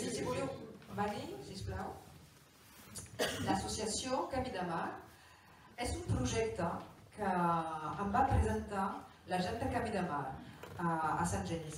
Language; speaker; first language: Catalan; non-native, local second language; French